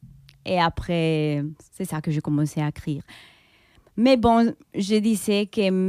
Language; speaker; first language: French; non-native, fluent; Spanish